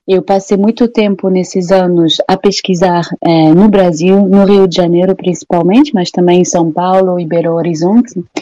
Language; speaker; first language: Portuguese; non-native, fluent; French